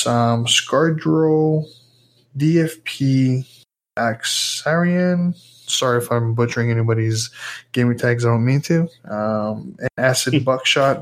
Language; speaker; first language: English; native; English